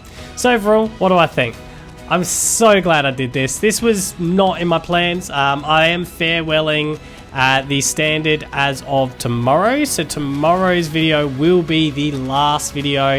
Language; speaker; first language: English; native; English